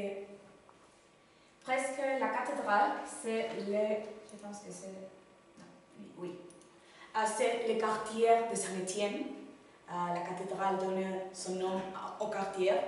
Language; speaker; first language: French; non-native, learner; Spanish